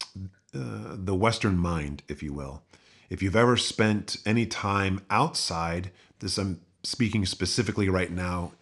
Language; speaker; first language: English; native; English